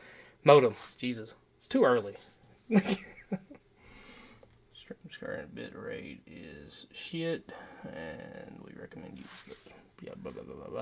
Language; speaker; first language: English; native; English